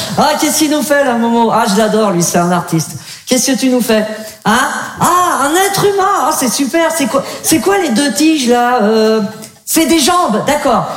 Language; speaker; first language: French; native; French